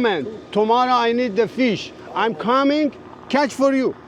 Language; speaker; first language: English; non-native, learner; Persian